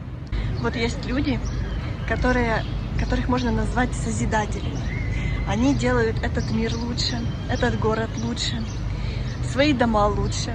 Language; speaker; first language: Russian; native; Russian